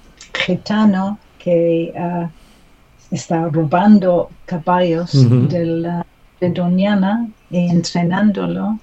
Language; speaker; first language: Spanish; non-native, learner; English